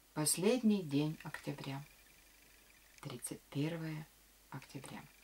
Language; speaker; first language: Russian; non-native, local second language; Latvian